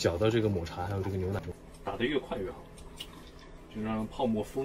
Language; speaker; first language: Chinese; native; Chinese